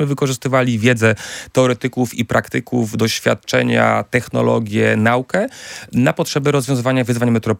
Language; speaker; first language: Polish; native; Polish